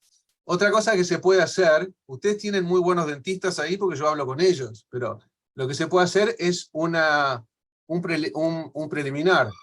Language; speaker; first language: Spanish; native; Spanish